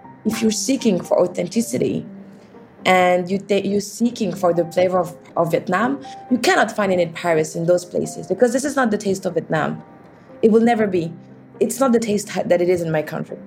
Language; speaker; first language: English; non-native, fluent; French